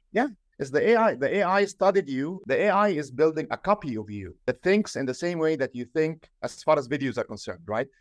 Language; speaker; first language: English; non-native, fluent; Arabic